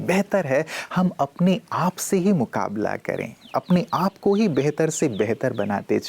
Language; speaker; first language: Hindi; native; Hindi